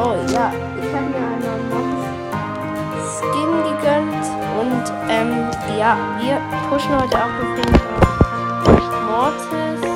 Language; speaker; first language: German; native; German